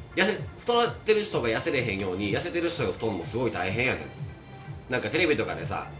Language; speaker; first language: Japanese; native; Japanese